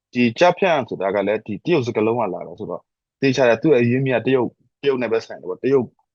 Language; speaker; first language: Burmese; non-native, local second language; S'gaw Karen